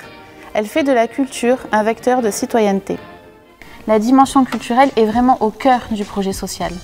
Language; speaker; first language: French; native; French